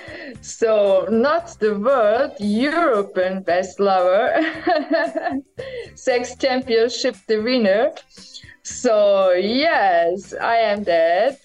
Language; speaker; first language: English; non-native, learner; Croatian